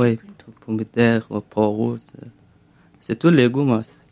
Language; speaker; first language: French; non-native, learner; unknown